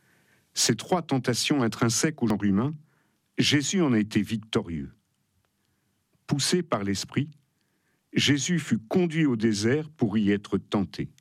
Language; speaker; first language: French; native; French